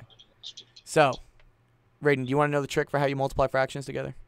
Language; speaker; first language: English; native; English